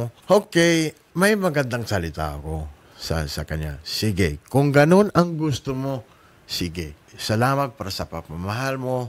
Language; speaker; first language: Filipino; non-native, learner; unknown